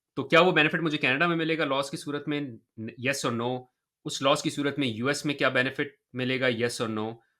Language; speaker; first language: Urdu; native; Urdu